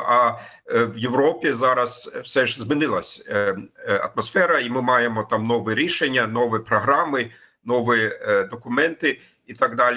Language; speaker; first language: Ukrainian; non-native, fluent; German